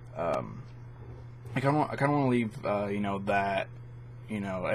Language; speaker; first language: English; native; English